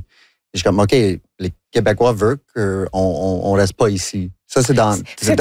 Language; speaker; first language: French; non-native, local second language; English